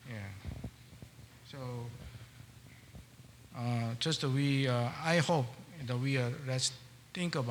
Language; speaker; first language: English; non-native, learner; Korean